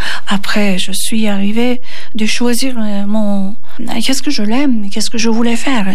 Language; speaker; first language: French; non-native, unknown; Turkish